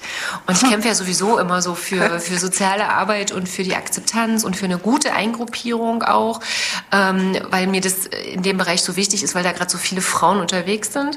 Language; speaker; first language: German; native; German